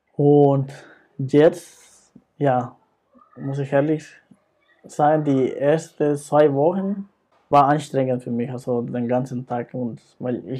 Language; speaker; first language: German; non-native, fluent; Spanish